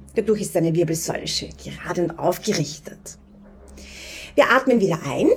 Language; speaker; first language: German; native; German